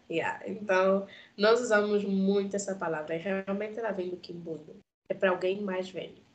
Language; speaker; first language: Portuguese; native; Portuguese